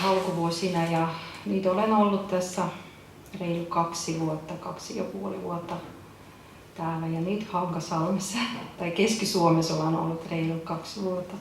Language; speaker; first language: Finnish; non-native, fluent; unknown